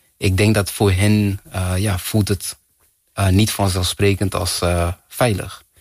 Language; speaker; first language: Dutch; early bilingual, other home language; Kinyarwanda